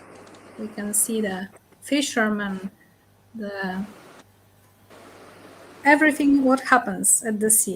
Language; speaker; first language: English; non-native, fluent; Polish